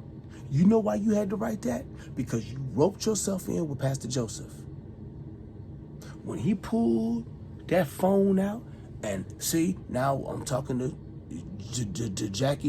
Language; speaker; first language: English; native; English